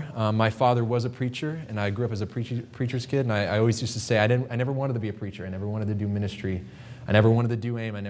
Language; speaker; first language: English; native; English